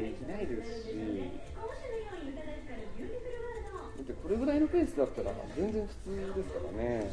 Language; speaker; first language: Japanese; native; Japanese